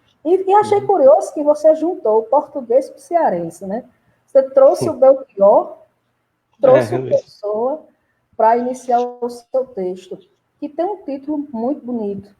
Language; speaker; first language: Portuguese; native; Portuguese